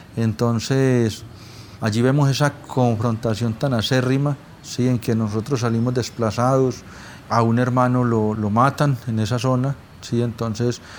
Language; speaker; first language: Spanish; native; Spanish